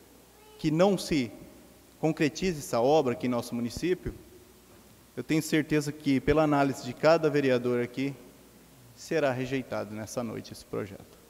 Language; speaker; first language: Portuguese; native; Portuguese